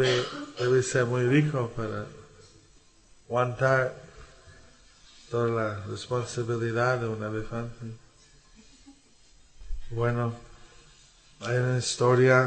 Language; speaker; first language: Spanish; non-native, learner; English